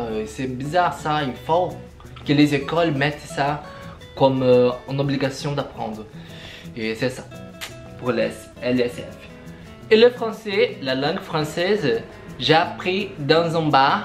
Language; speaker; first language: French; non-native, learner; Portuguese